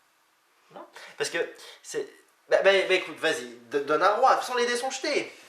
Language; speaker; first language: French; native; French